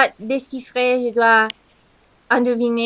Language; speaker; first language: French; non-native, learner; Italian